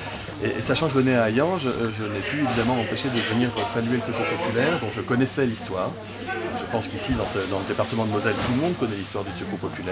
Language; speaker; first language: French; native; French